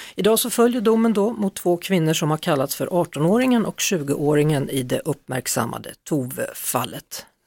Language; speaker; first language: Swedish; native; Swedish